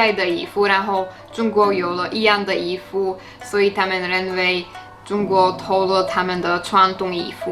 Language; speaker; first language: Chinese; non-native, fluent; Slovak